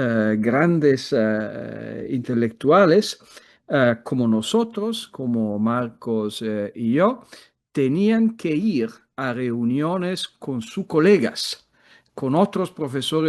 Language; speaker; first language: Spanish; non-native, fluent; Italian